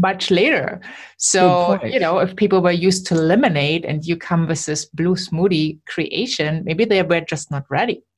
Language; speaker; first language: English; non-native, fluent; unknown